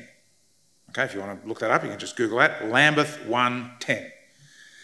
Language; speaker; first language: English; native; English